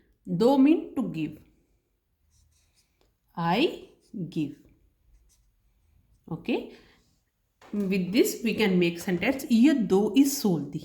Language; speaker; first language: English; non-native, learner; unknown